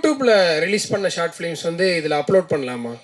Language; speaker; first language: Tamil; native; Tamil